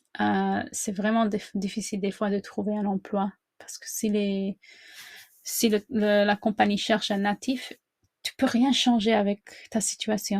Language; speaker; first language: French; non-native, fluent; English